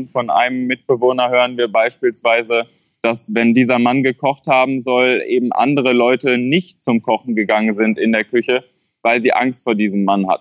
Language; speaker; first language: German; native; German